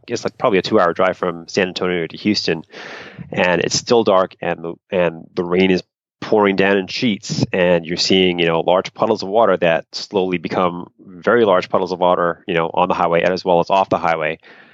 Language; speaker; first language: English; native; English